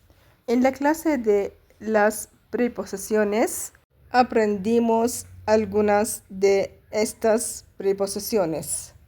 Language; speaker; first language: Spanish; non-native, fluent; Arabic